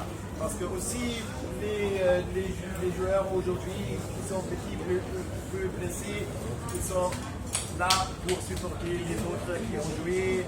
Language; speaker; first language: French; non-native, fluent; German